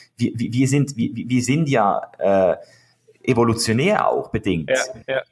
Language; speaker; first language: German; native; German